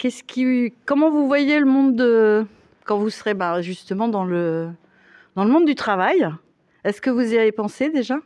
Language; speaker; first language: French; native; French